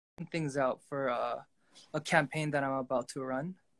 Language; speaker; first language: English; early bilingual, other home language; Korean